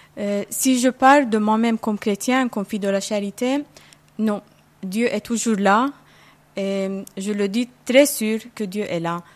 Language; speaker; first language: French; non-native, fluent; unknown